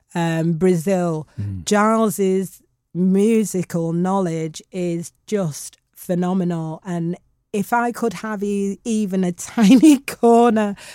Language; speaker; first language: English; native; English